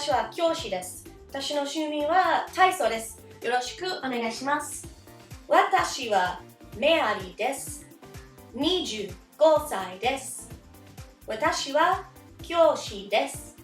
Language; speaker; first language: Japanese; non-native, fluent; English